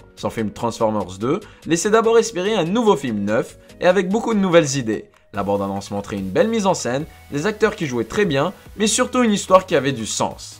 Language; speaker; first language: French; native; French